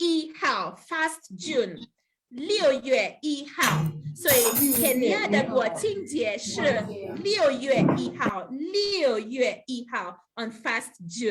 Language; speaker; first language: Chinese; non-native, fluent; English